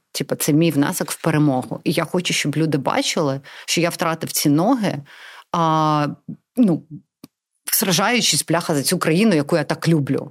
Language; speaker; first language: Ukrainian; non-native, local second language; Russian